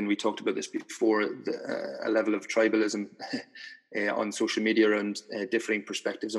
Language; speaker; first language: English; native; English